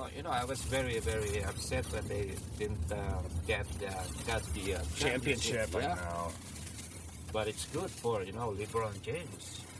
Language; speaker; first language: English; non-native, local second language; Filipino